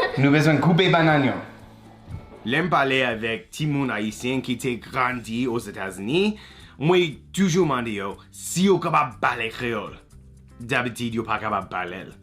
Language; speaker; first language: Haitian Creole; non-native, learner; English